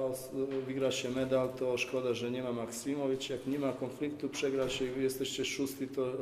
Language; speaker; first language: Polish; non-native, fluent; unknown